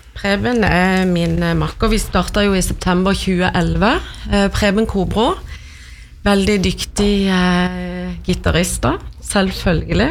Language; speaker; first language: Norwegian; native; Norwegian